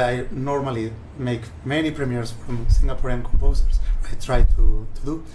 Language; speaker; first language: English; non-native, fluent; Spanish